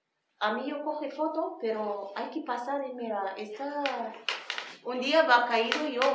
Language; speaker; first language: Spanish; non-native, learner; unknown